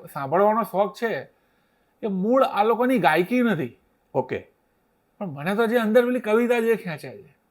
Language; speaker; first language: Gujarati; native; Gujarati